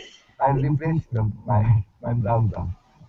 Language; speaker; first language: English; non-native, learner; Japanese